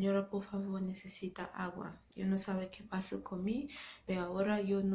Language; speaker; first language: Spanish; non-native, learner; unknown